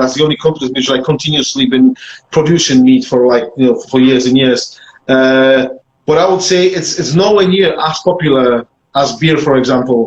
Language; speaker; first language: English; non-native, fluent; Polish